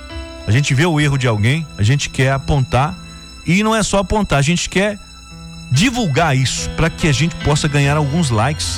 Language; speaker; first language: Portuguese; native; Portuguese